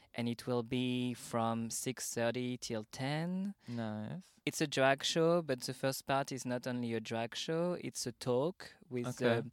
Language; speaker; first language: English; non-native, fluent; French